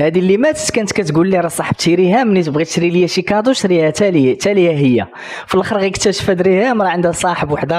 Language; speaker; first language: Arabic; native; Arabic